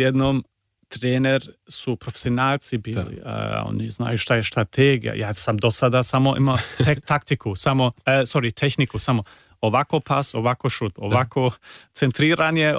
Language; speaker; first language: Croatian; early bilingual, heritage; Serbian